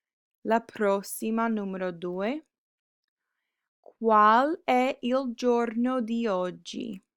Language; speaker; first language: Italian; non-native, fluent; English